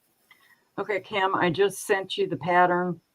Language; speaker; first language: English; native; English